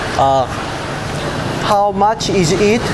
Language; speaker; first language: English; non-native, learner; Korean